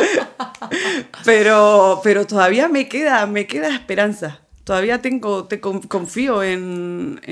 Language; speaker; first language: Spanish; native; Spanish